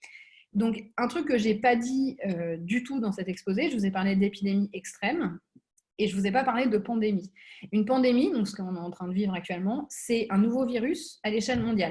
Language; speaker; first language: French; native; French